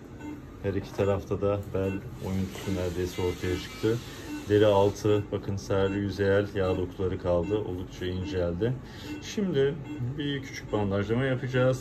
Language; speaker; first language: Turkish; native; Turkish